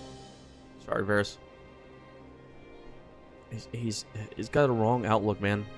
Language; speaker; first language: English; native; English